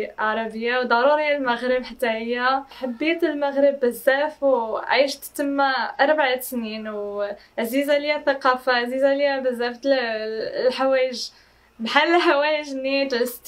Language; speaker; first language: Arabic; non-native, fluent; English